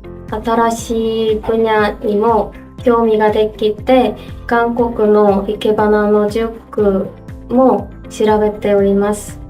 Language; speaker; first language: Japanese; non-native, fluent; Korean